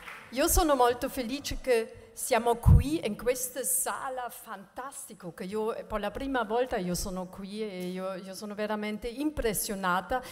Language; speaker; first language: Italian; non-native, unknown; German